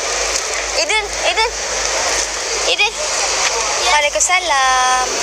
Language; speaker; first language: Indonesian; non-native, local second language; Malay